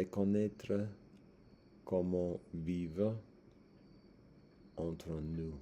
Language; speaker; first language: French; non-native, learner; English